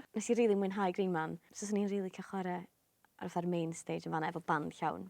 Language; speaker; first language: Welsh; native; Welsh